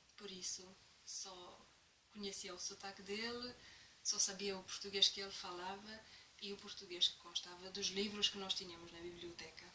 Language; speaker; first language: Portuguese; non-native, fluent; Romanian